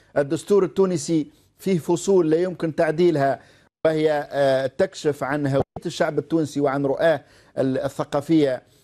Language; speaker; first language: Arabic; native; Arabic